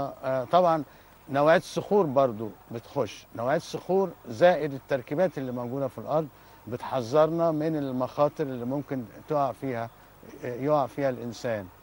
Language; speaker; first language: Arabic; native; Arabic